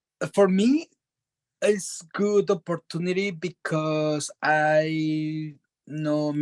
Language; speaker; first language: English; non-native, learner; Spanish